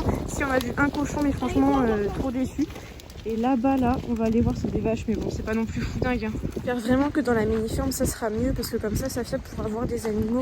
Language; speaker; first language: French; native; French